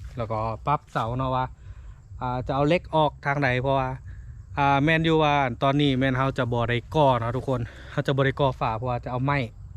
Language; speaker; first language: Lao; native; Lao